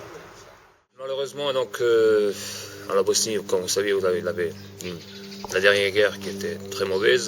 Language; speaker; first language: French; non-native, fluent; Bosnian